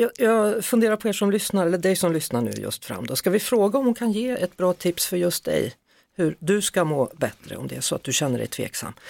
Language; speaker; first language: Swedish; native; Swedish